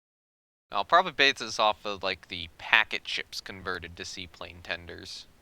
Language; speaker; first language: English; native; English